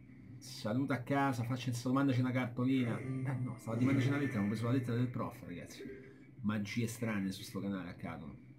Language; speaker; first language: Italian; native; Italian